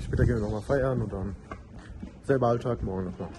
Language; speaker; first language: German; native; German